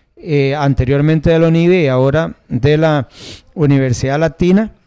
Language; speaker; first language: Spanish; native; Spanish